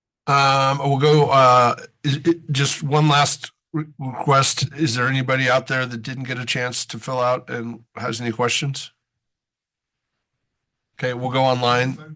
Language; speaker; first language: English; native; English